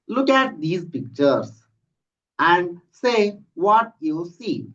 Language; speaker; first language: English; non-native, local second language; Kannada